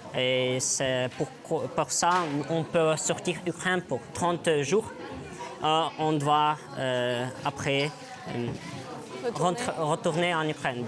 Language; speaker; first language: French; non-native, learner; Ukrainian